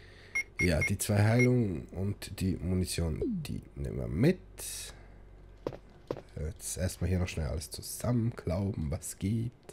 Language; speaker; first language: German; native; German